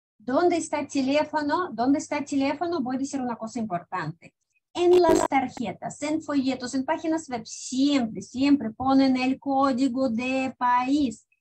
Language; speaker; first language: Spanish; non-native, fluent; Russian